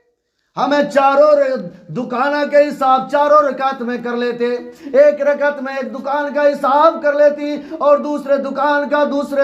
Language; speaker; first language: Urdu; native; Urdu